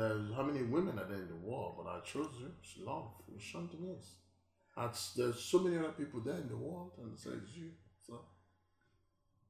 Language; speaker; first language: English; non-native, local second language; Igbo